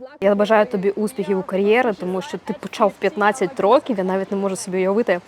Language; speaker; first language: Ukrainian; native; Ukrainian